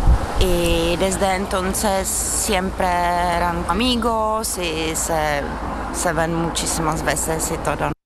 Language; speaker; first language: Spanish; non-native, fluent; Czech